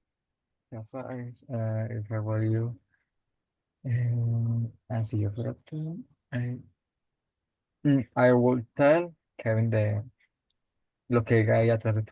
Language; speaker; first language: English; non-native, learner; Spanish